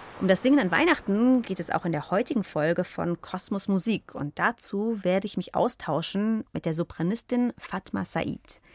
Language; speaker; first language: German; native; German